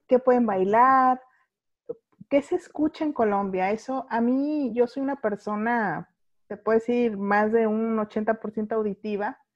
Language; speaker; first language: Spanish; native; Spanish